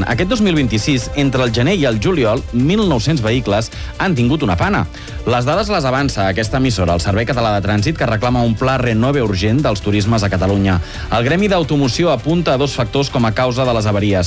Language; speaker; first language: Catalan; native; Catalan